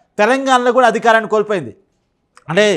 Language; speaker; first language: Telugu; native; Telugu